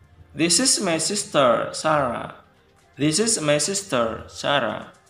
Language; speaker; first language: English; non-native, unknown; Indonesian